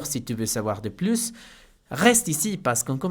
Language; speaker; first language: French; non-native, fluent; Spanish